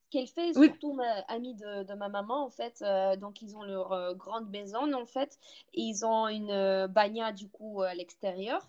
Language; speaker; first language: French; non-native, fluent; Russian